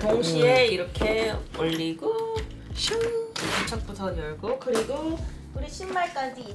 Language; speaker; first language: Korean; non-native, fluent; English